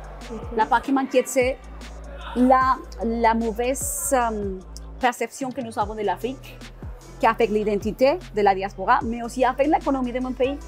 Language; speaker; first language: French; non-native, learner; Spanish